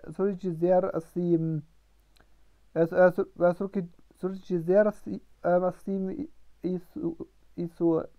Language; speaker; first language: Portuguese; non-native, learner; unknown